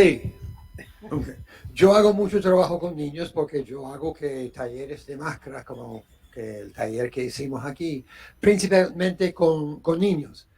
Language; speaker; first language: Spanish; non-native, fluent; English